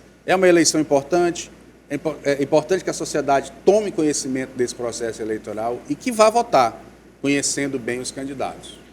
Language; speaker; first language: Portuguese; native; Portuguese